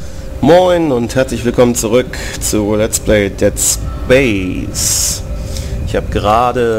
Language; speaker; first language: German; native; German